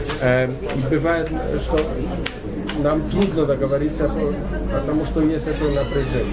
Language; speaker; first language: Russian; non-native, learner; Polish